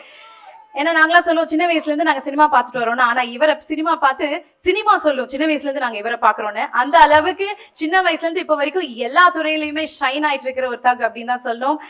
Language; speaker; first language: Tamil; native; Tamil